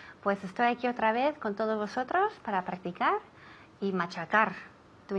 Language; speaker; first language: Spanish; non-native, fluent; English